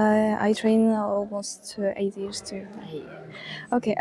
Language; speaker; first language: English; non-native, learner; Polish